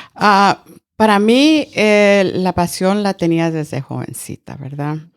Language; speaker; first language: Spanish; early bilingual, heritage; Spanish